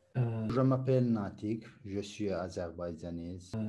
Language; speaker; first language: French; non-native, learner; Azerbaijani